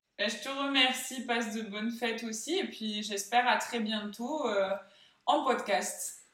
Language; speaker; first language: French; native; French